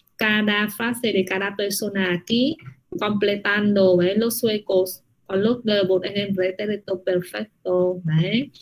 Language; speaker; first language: Spanish; non-native, fluent; Vietnamese